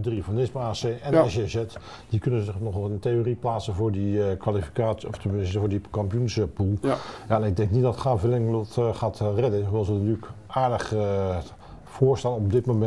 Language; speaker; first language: Dutch; native; Dutch